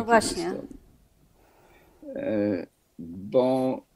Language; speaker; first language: Polish; non-native, fluent; English